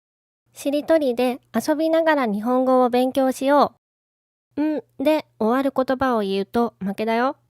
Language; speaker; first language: Japanese; native; Japanese